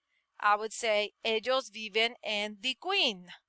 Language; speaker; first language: Spanish; non-native, fluent; English